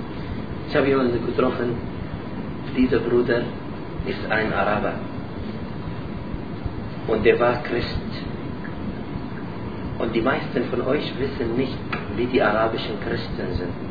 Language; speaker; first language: German; non-native, learner; Arabic